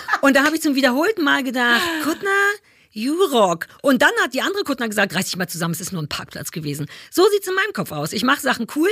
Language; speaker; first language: German; native; German